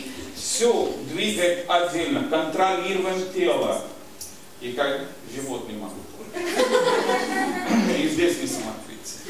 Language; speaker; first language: Russian; non-native, learner; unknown